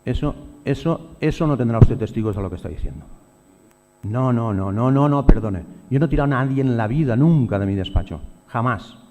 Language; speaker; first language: Spanish; non-native, local second language; Catalan